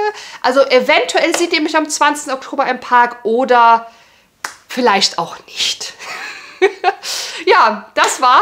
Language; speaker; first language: German; native; German